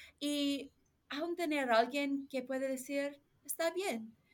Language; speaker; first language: Spanish; non-native, learner; English